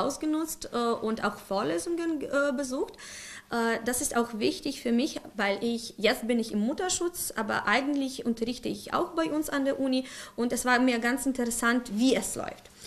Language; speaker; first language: German; non-native, fluent; Ukrainian